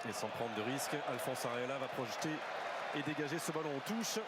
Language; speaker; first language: French; native; French